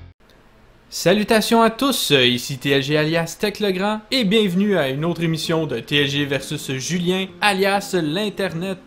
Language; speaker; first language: French; native; French